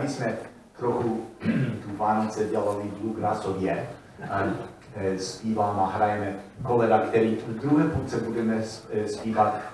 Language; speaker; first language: Czech; non-native, learner; English